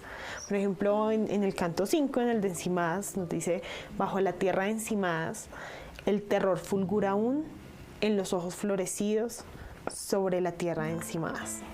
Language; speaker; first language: Spanish; native; Spanish